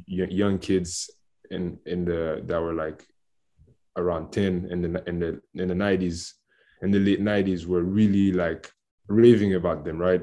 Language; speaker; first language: English; non-native, fluent; Haitian Creole